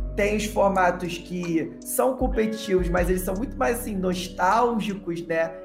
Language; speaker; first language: Portuguese; native; Portuguese